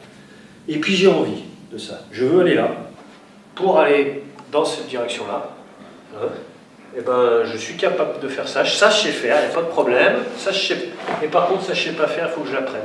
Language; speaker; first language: French; native; French